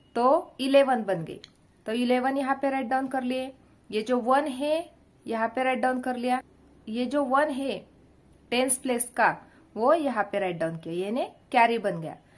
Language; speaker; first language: Hindi; non-native, local second language; Marathi